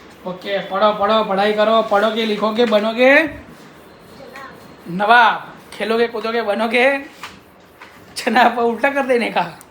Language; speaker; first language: Hindi; non-native, local second language; Gujarati